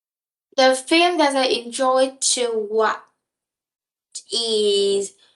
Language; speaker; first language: English; non-native, learner; Vietnamese